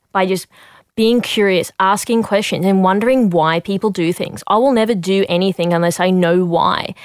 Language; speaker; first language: English; native; English